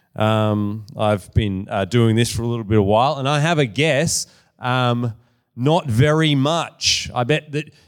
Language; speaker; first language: English; native; English